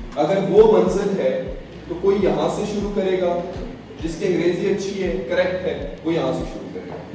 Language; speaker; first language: Urdu; non-native, local second language; Pahari-Potwari